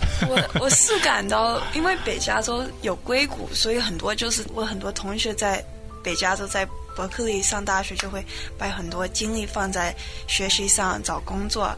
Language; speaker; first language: Chinese; early bilingual, heritage; Chinese